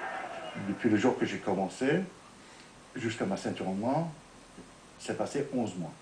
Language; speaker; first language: French; non-native, fluent; English